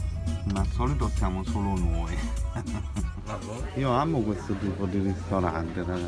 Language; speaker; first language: Italian; native; Italian